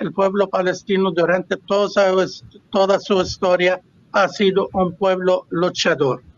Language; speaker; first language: Spanish; non-native, fluent; Arabic